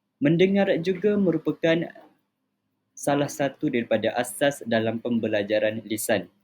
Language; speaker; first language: Malay; native; Malay